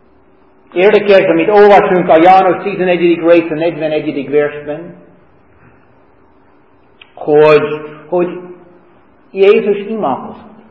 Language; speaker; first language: Hungarian; non-native, fluent; English